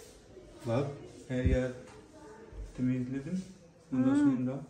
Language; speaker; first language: Turkish; non-native, learner; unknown